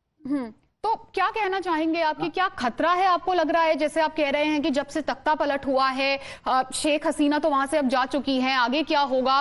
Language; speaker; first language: Hindi; native; Hindi